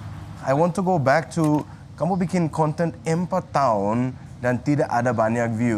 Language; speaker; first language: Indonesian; non-native, learner; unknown